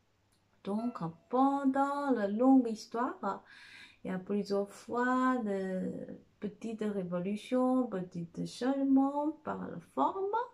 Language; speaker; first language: French; non-native, fluent; Chinese